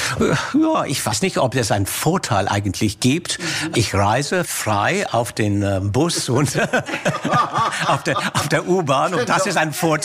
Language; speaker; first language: German; non-native, fluent; English